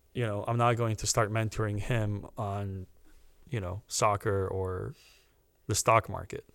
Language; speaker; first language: English; early bilingual, other home language; Romanian